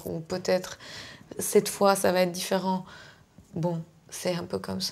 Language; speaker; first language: French; non-native, fluent; Persian